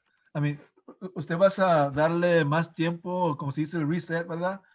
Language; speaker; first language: Spanish; early bilingual, heritage; English